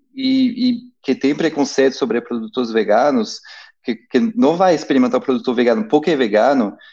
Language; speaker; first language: Portuguese; non-native, fluent; French